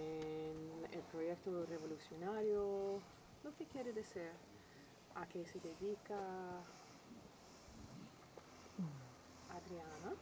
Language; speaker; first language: Spanish; non-native, learner; English